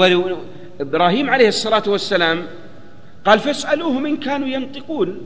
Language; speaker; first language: Arabic; native; Arabic